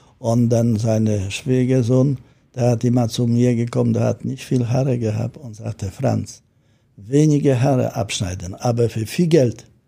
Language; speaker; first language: German; non-native, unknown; Polish